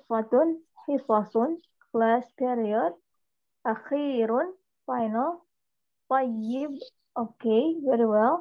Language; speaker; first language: English; non-native, learner; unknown